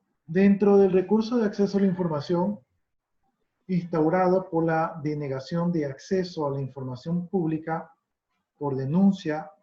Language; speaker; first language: Spanish; native; Spanish